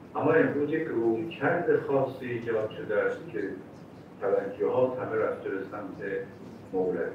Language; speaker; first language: Persian; native; Persian